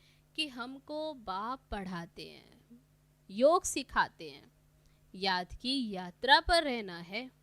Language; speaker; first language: Hindi; native; Hindi